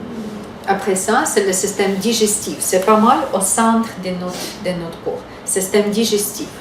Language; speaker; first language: French; non-native, fluent; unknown